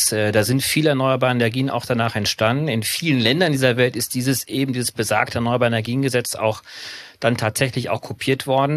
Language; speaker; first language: German; native; German